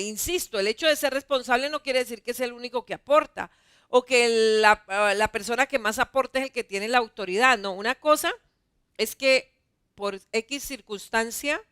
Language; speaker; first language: Spanish; native; Spanish